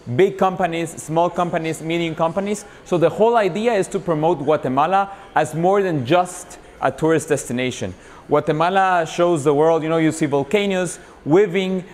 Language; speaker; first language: English; non-native, fluent; Spanish